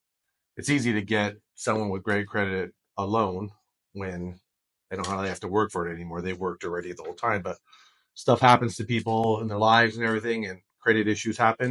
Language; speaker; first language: English; native; English